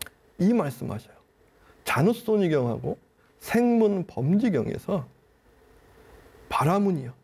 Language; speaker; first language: Korean; native; Korean